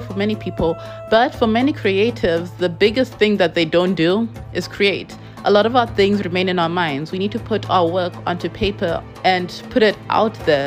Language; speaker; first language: English; non-native, local second language; Shona